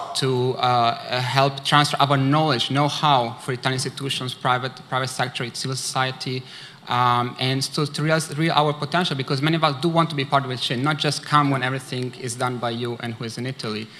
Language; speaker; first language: English; early bilingual, other home language; Italian